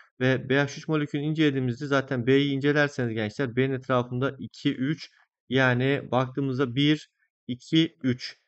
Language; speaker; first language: Turkish; native; Turkish